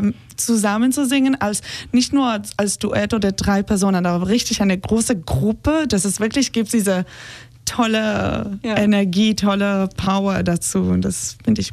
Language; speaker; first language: German; non-native, fluent; Hebrew